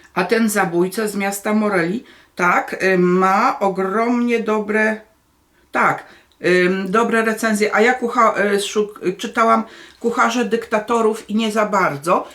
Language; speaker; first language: Polish; native; Polish